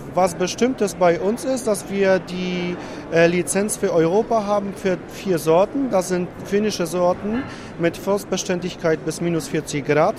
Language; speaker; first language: German; non-native, fluent; Polish